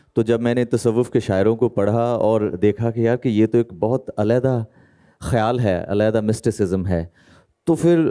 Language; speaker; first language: Hindi; native; Hindi